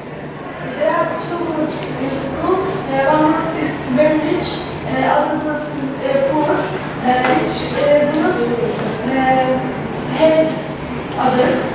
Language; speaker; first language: English; non-native, learner; Turkish